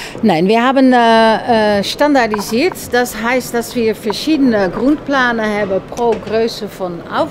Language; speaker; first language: German; non-native, fluent; Dutch